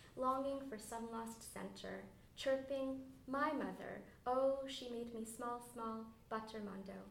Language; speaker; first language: English; early bilingual, other home language; Bangla